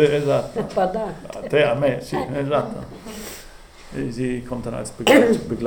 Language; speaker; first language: Italian; non-native, fluent; German